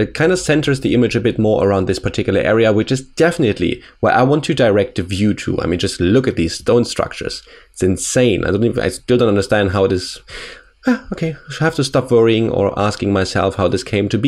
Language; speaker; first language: English; non-native, fluent; German